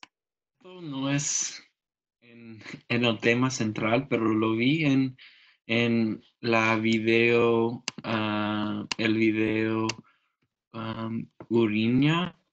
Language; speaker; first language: Spanish; non-native, learner; English